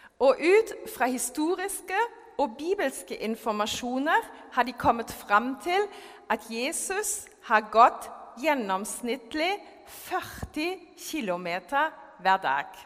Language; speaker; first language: Norwegian; non-native, fluent; German